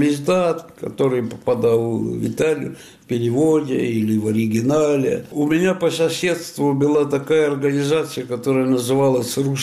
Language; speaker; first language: Russian; non-native, fluent; Spanish